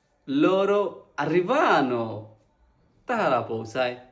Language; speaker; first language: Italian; non-native, fluent; Bangla